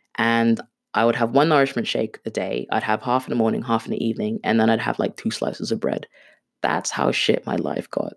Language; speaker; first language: English; non-native, local second language; Swahili